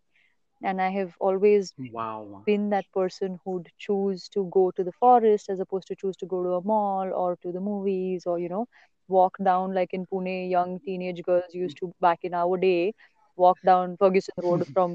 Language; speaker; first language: English; non-native, local second language; Marathi